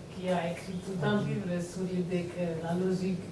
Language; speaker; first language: French; non-native, fluent; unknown